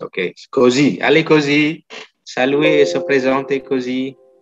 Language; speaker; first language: French; non-native, fluent; Indonesian